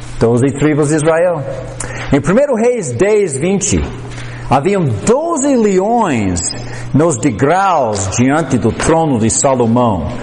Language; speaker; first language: Portuguese; non-native, fluent; English